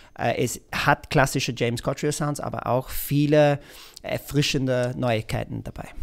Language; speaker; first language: German; non-native, fluent; English